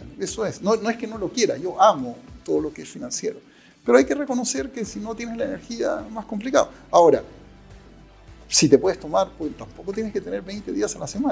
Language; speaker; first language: Spanish; native; Spanish